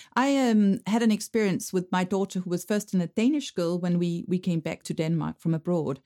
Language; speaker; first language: English; non-native, fluent; Danish